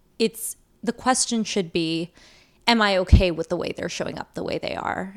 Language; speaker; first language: English; native; English